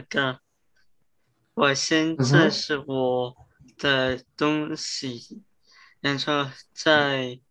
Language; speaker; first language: Chinese; early bilingual, heritage; Chinese